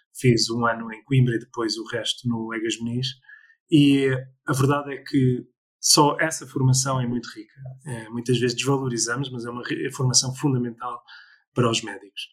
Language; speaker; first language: Portuguese; early bilingual, other home language; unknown